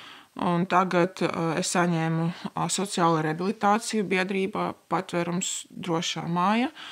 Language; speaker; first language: Latvian; non-native, local second language; Russian